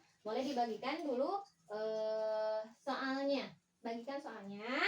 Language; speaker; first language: Indonesian; native; Indonesian